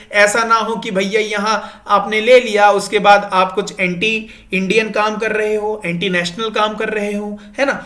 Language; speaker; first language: Hindi; non-native, local second language; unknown